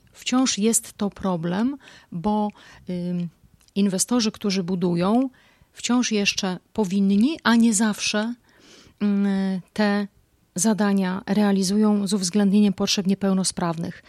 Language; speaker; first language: Polish; native; Polish